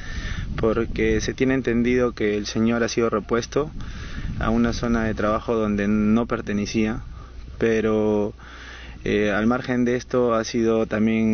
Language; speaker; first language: Spanish; native; Spanish